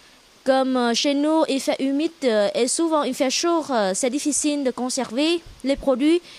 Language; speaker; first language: French; non-native, learner; Vietnamese